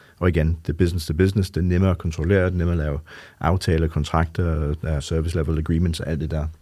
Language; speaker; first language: Danish; non-native, fluent; English